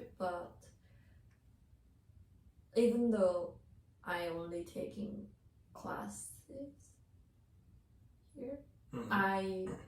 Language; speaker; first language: English; non-native, learner; Japanese